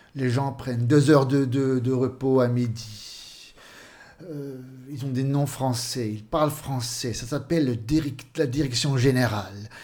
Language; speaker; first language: French; non-native, fluent; Swedish